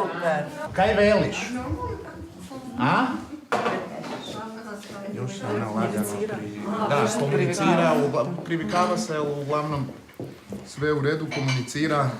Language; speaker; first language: Croatian; native; Croatian